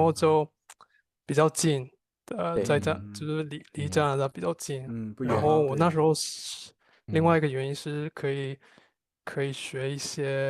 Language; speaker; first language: Chinese; non-native, fluent; English